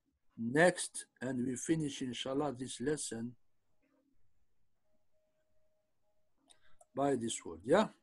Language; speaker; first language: English; non-native, fluent; Arabic